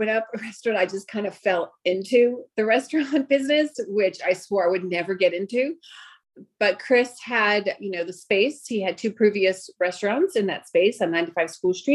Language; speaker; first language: English; early bilingual, other home language; Greek